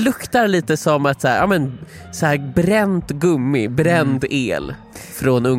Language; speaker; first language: Swedish; native; Swedish